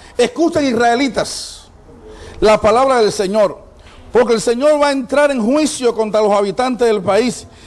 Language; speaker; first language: Spanish; native; Spanish